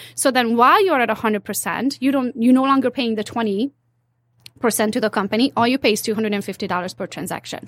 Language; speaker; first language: English; non-native, fluent; Hungarian